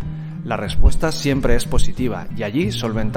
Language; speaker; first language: Spanish; native; Spanish